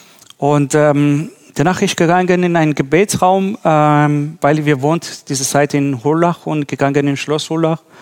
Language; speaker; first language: German; non-native, learner; Persian